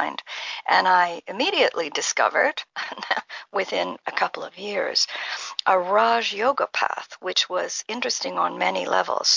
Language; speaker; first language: English; native; English